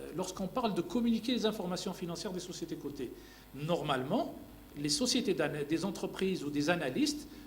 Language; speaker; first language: French; non-native, local second language; Arabic